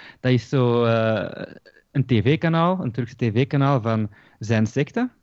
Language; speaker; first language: Dutch; early bilingual, other home language; Turkish